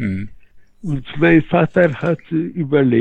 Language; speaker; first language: German; non-native, fluent; Polish